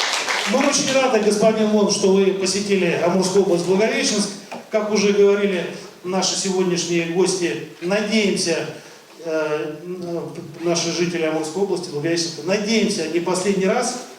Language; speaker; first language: Russian; native; Russian